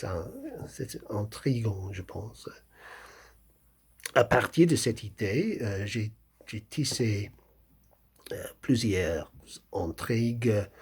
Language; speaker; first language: French; non-native, fluent; English